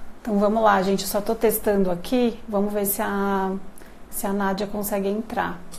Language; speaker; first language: Portuguese; native; Portuguese